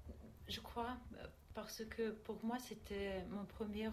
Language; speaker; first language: French; non-native, learner; Russian